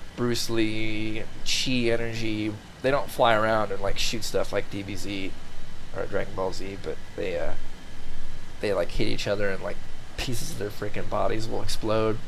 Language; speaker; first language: English; native; English